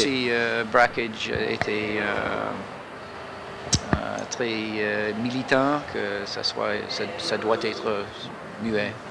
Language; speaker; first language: French; non-native, fluent; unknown